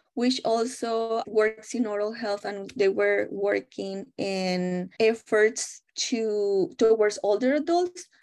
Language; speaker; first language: English; non-native, fluent; Spanish